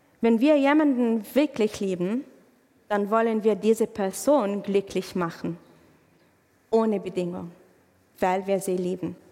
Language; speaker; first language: German; non-native, fluent; Arabic